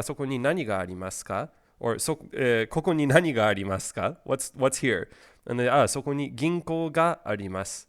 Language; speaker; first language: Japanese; non-native, fluent; English